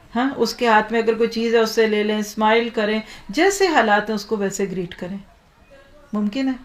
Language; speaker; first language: Urdu; native; Urdu